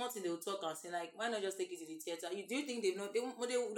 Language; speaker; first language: English; non-native, local second language; Igbo